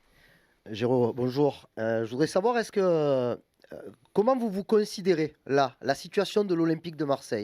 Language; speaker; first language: French; native; French